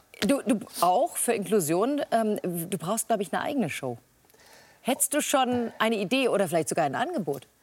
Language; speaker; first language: German; native; German